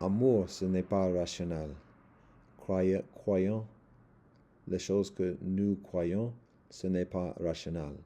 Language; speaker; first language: French; non-native, learner; English